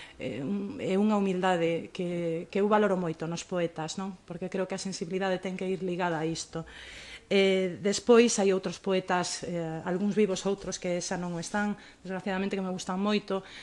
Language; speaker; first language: Galician; non-native, local second language; Spanish